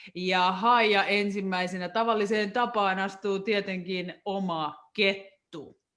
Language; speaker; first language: Finnish; native; Finnish